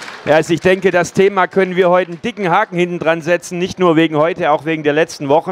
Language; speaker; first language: German; native; German